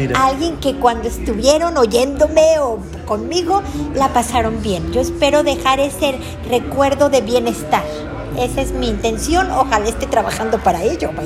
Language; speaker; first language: Spanish; native; Spanish